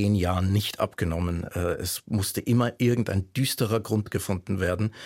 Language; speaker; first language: German; native; German